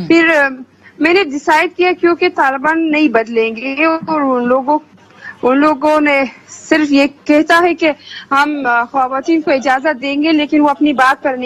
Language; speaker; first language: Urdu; non-native, fluent; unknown